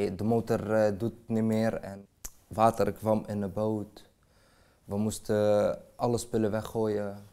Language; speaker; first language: Dutch; non-native, fluent; Arabic